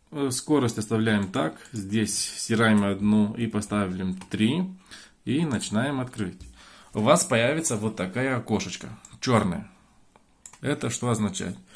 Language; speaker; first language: Russian; non-native, fluent; Romanian